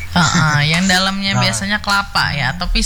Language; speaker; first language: Indonesian; native; Indonesian